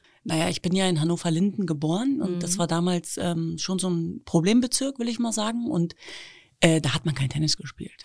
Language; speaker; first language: German; native; German